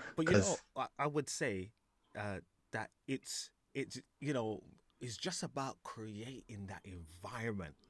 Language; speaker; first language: English; native; English